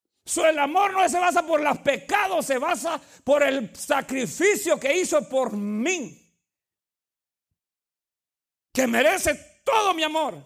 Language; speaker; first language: Spanish; native; Spanish